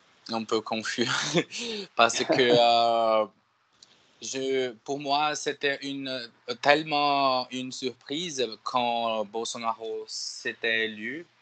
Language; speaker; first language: French; non-native, learner; Portuguese